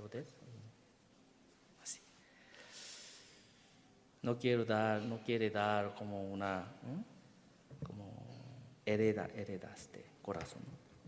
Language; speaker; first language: Spanish; non-native, learner; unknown